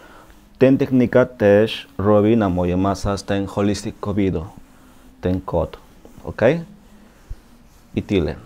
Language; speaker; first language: Polish; non-native, learner; Spanish